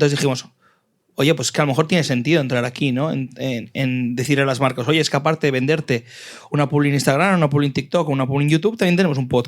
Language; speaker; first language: Spanish; native; Spanish